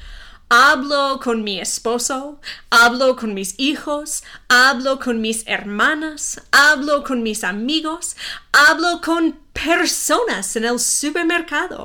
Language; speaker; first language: Spanish; non-native, fluent; English